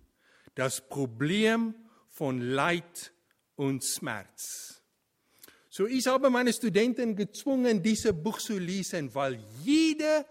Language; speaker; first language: German; non-native, fluent; Afrikaans